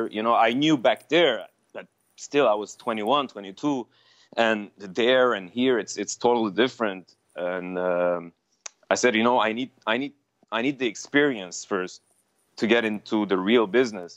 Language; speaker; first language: English; non-native, fluent; Armenian